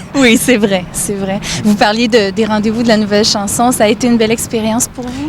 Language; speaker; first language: French; native; French